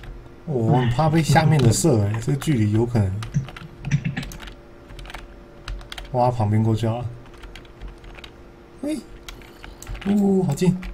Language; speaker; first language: Chinese; native; Chinese